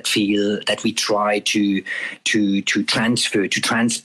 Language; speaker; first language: English; non-native, fluent; German